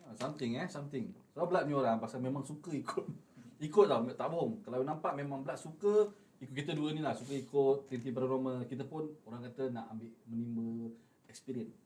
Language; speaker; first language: Malay; native; Malay